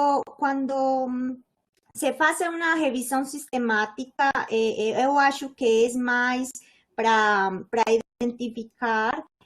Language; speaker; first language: Portuguese; non-native, learner; Spanish